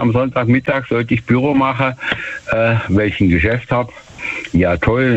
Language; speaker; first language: German; native; German